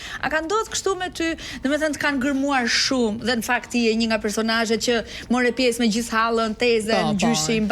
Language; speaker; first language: Albanian; native; Albanian